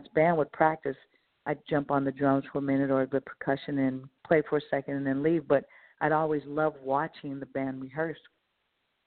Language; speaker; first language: English; native; English